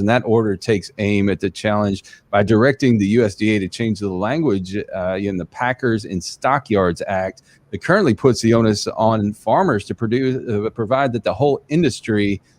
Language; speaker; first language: English; native; English